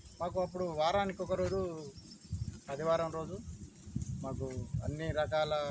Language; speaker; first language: Telugu; native; Telugu